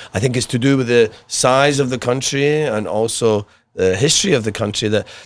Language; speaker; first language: English; native; English